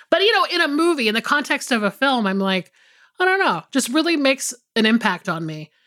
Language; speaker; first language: English; native; English